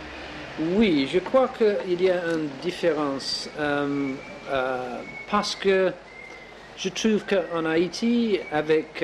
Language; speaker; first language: French; non-native, learner; English